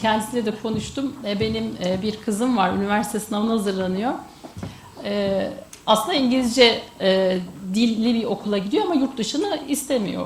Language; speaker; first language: Turkish; native; Turkish